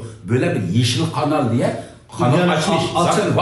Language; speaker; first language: Turkish; non-native, learner; Uyghur